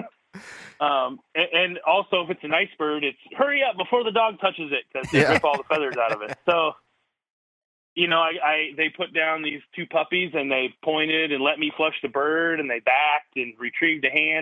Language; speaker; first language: English; native; English